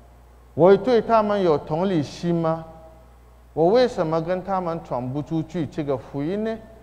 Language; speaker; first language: Chinese; non-native, fluent; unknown